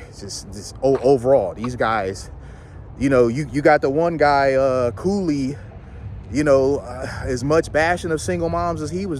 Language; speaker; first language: English; native; English